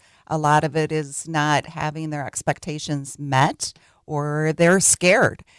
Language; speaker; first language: English; native; English